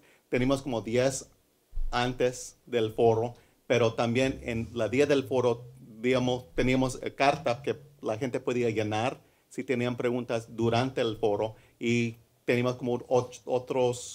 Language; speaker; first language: Spanish; early bilingual, heritage; English